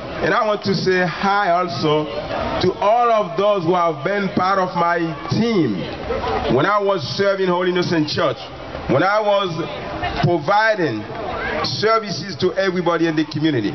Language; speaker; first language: English; non-native, fluent; Haitian Creole